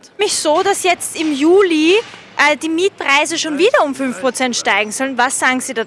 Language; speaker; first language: German; native; German